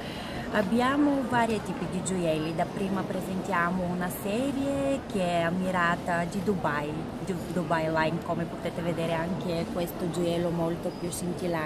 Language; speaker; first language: Italian; non-native, fluent; Bulgarian